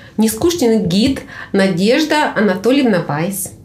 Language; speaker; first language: Russian; native; Russian